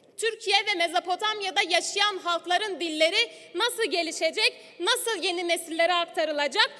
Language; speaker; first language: Turkish; non-native, local second language; Kurdish